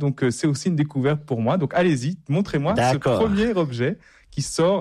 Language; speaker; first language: French; native; French